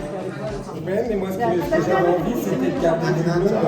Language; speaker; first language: French; native; French